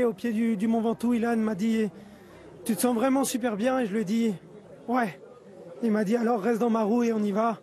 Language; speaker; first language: French; native; French